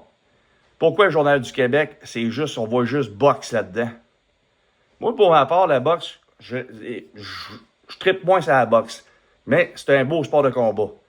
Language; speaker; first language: French; native; French